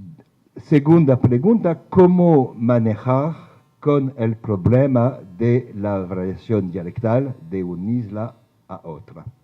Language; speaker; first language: Spanish; non-native, fluent; French